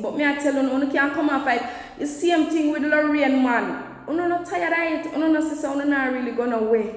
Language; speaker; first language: English; non-native, local second language; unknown